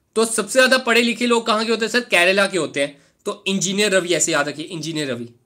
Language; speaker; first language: Hindi; native; Hindi